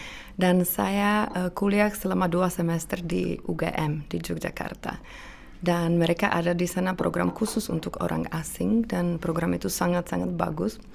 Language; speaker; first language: Indonesian; non-native, fluent; Czech